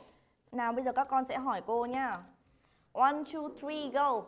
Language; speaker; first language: Vietnamese; native; Vietnamese